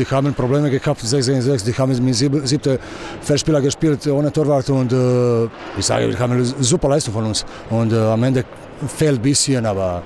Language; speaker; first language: German; non-native, learner; Croatian